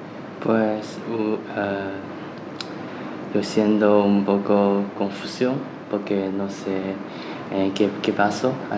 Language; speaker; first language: Spanish; non-native, learner; Chinese